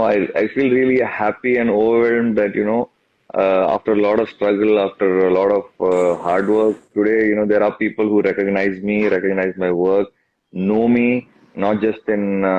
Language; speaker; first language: English; non-native, local second language; Tamil